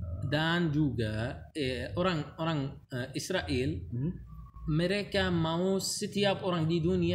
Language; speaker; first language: Indonesian; non-native, learner; Arabic